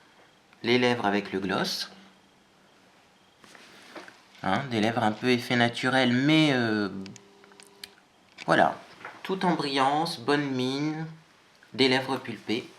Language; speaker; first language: French; native; French